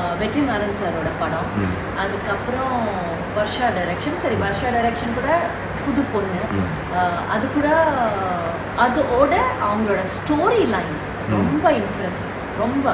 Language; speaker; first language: Tamil; non-native, local second language; Telugu